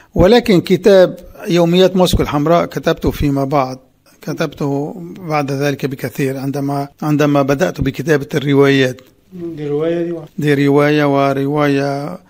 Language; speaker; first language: Arabic; native; Arabic